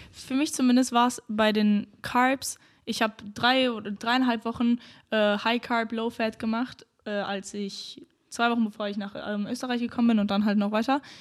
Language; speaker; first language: German; early bilingual, other home language; Romanian